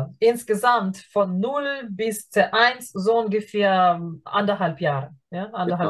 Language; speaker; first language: German; non-native, fluent; Russian